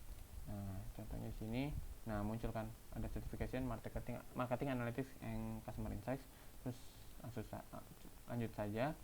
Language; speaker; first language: Indonesian; native; Indonesian